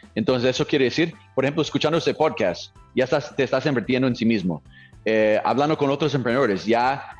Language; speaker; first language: Spanish; non-native, fluent; English